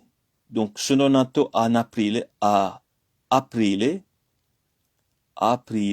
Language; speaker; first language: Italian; non-native, fluent; French